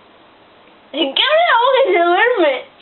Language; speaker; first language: Spanish; native; Spanish